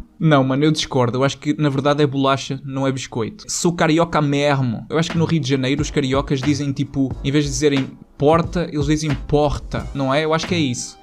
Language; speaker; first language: Portuguese; native; Portuguese